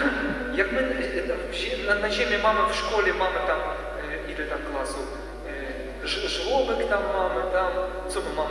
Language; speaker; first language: Polish; non-native, learner; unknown